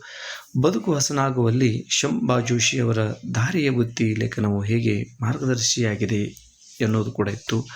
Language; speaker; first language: Kannada; native; Kannada